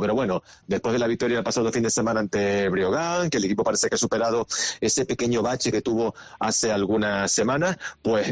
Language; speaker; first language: Spanish; native; Spanish